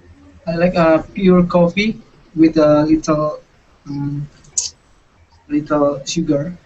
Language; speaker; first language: English; non-native, learner; Indonesian